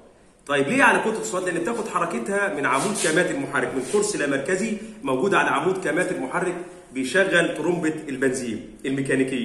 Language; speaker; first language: Arabic; native; Arabic